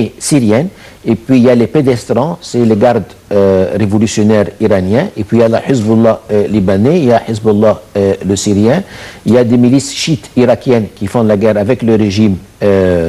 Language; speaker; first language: French; non-native, fluent; Arabic